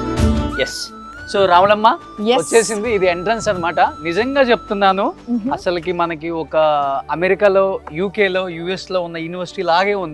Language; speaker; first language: Telugu; native; Telugu